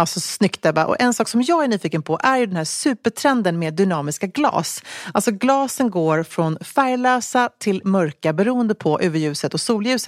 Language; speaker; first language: Swedish; native; Swedish